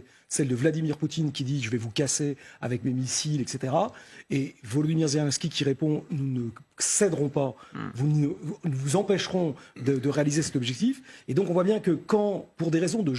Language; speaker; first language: French; native; French